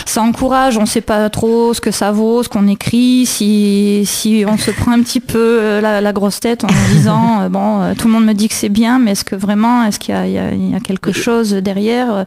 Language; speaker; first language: French; native; French